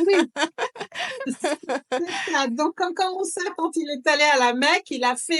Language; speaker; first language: French; native; French